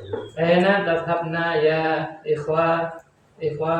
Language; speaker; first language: Arabic; non-native, learner; Indonesian